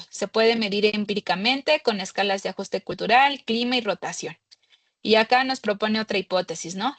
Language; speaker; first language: Spanish; native; Spanish